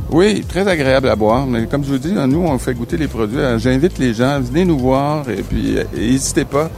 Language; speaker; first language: French; native; French